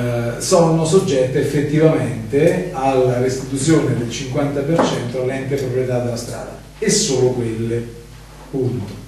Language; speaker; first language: Italian; native; Italian